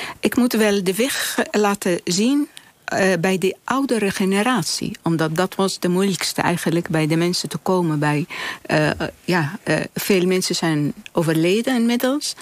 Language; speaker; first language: Dutch; non-native, fluent; Arabic